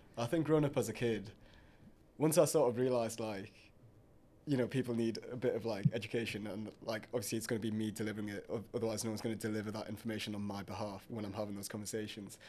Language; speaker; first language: English; early bilingual, other home language; Hindi